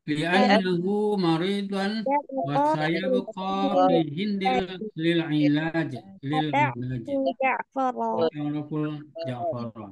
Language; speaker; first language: Arabic; non-native, learner; Indonesian